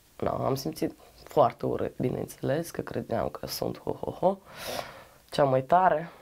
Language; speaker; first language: Romanian; non-native, learner; Russian